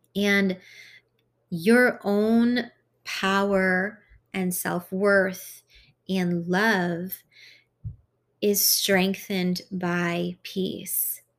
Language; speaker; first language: English; early bilingual, other home language; Hungarian